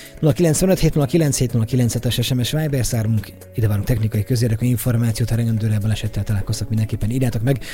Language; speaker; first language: Hungarian; native; Hungarian